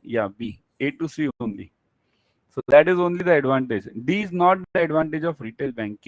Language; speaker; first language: English; non-native, local second language; Hindi